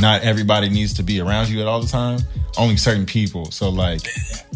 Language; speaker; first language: English; native; English